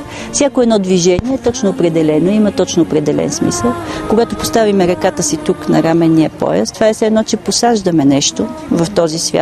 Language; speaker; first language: Bulgarian; native; Bulgarian